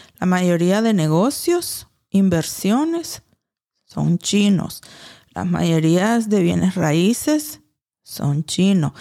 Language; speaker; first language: Spanish; early bilingual, heritage; Spanish